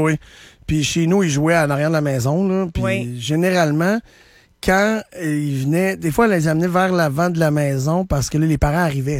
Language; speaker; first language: French; native; French